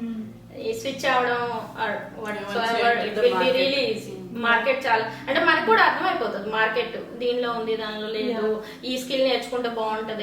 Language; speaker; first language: Telugu; native; Telugu